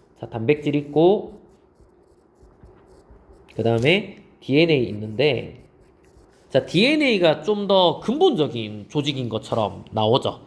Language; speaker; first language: Korean; native; Korean